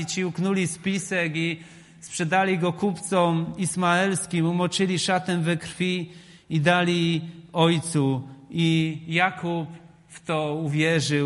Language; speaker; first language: Polish; native; Polish